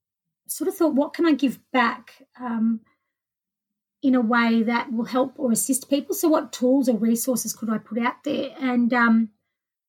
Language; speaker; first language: English; native; English